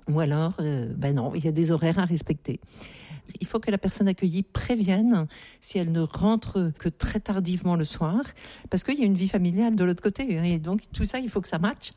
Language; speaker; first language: French; native; French